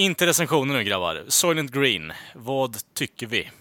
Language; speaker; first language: Swedish; native; Swedish